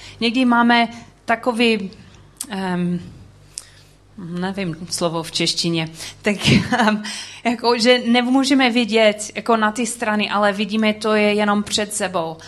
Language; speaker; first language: Czech; non-native, learner; English